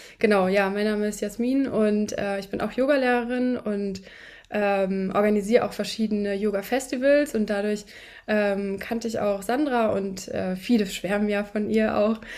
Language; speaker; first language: German; native; German